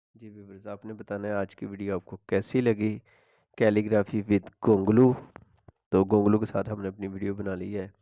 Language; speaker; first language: Urdu; non-native, local second language; Punjabi